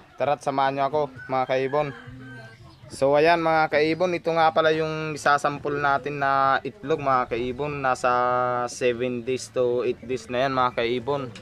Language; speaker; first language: Filipino; native; Filipino